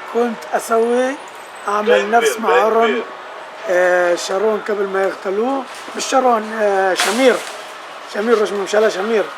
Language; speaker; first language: Arabic; native; Arabic